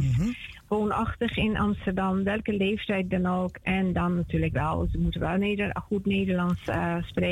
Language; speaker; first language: Dutch; non-native, fluent; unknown